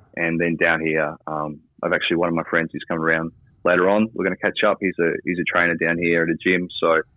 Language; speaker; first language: English; native; English